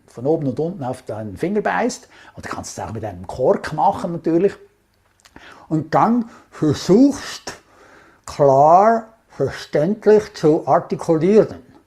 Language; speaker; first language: German; native; German